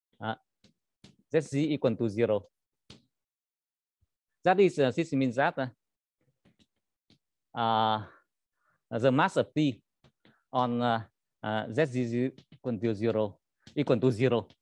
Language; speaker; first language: English; non-native, learner; Vietnamese